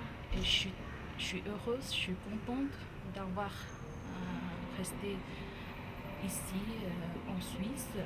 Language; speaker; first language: French; non-native, learner; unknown